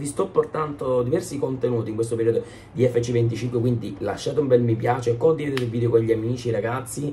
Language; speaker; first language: Italian; native; Italian